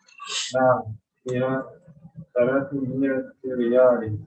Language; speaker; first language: Arabic; non-native, learner; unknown